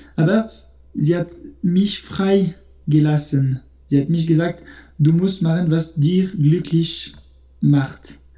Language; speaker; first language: German; non-native, local second language; French